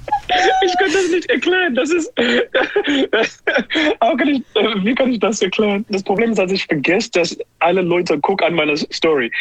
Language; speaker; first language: German; non-native, fluent; English